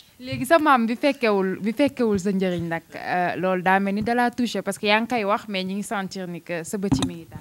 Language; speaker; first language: Wolof; native; Wolof